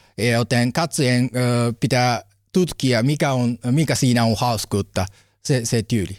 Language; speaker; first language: Finnish; non-native, learner; Japanese